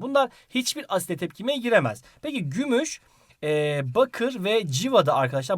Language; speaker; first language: Turkish; native; Turkish